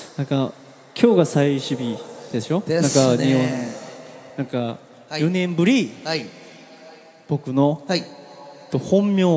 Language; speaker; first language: Japanese; non-native, learner; Korean